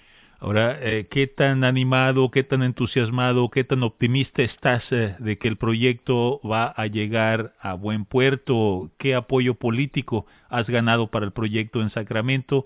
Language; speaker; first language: Spanish; native; Spanish